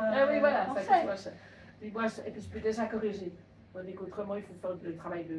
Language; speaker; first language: French; native; French